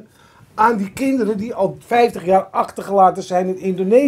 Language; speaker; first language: Dutch; native; Dutch